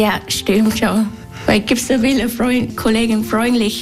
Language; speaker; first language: German; non-native, learner; Vietnamese